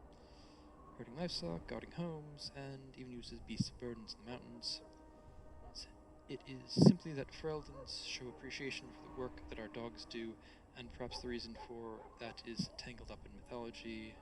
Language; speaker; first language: English; native; English